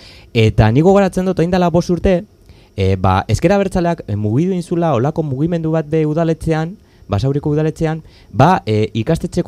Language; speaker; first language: Basque; native; Basque